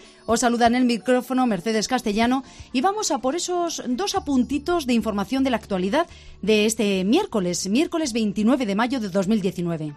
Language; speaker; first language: Spanish; native; Spanish